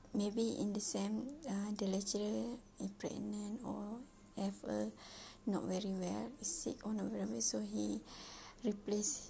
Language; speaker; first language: English; non-native, learner; Malay